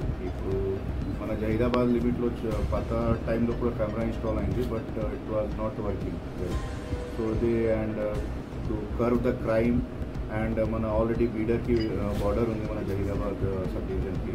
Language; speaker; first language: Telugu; non-native, local second language; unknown